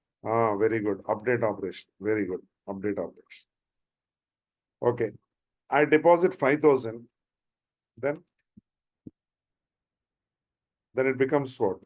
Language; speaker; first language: English; non-native, local second language; Telugu